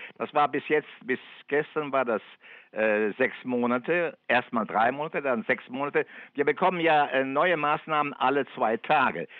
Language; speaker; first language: German; non-native, fluent; Italian